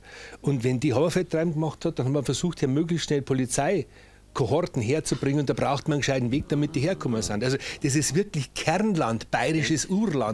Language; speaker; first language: German; native; German